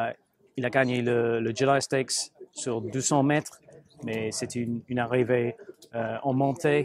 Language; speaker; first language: French; non-native, fluent; English